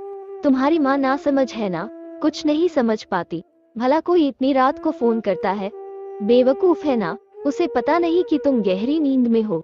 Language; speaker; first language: Hindi; native; Hindi